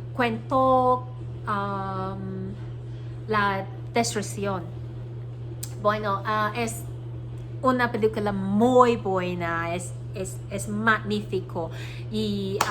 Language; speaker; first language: Spanish; non-native, learner; Cantonese